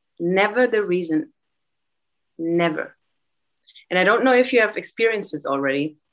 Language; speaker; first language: English; non-native, fluent; German